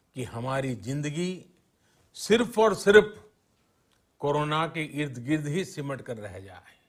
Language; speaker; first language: Hindi; non-native, local second language; Gujarati